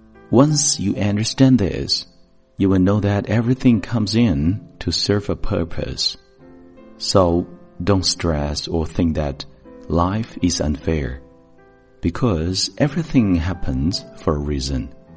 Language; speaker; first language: English; non-native, fluent; Chinese